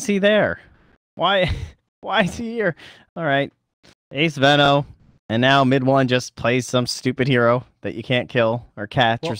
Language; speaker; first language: English; native; English